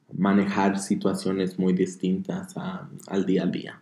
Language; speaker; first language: Spanish; early bilingual, heritage; Spanish